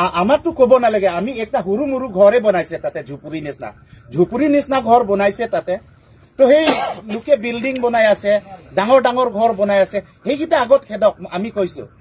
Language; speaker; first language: Assamese; non-native, local second language; Karbi